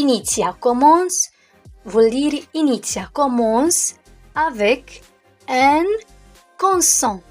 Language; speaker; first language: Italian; non-native, learner; Arabic